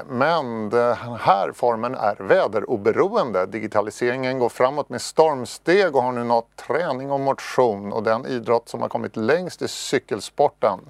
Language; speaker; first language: Swedish; native; Swedish